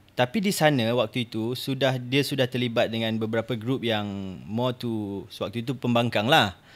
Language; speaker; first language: Malay; native; Malay